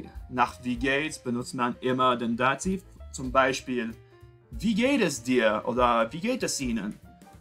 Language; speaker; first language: German; non-native, fluent; French